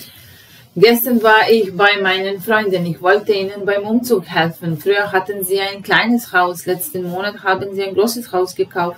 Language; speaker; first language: German; non-native, fluent; Serbian